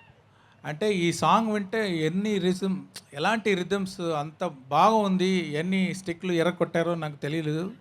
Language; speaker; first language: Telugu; non-native, fluent; Tamil